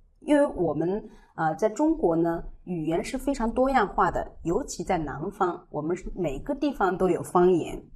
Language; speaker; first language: Chinese; native; Chinese